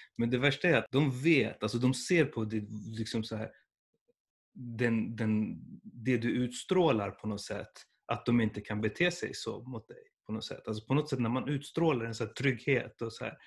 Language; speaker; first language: Swedish; early bilingual, other home language; Persian